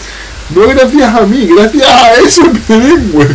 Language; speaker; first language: Spanish; native; Spanish